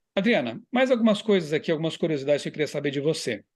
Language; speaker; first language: Portuguese; native; Portuguese